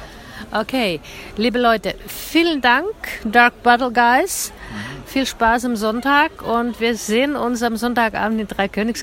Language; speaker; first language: German; non-native, fluent; Finnish